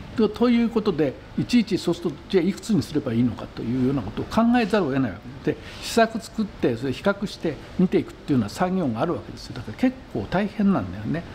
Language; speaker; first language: Japanese; native; Japanese